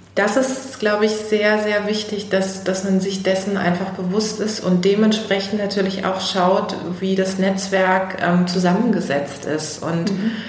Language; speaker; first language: German; native; German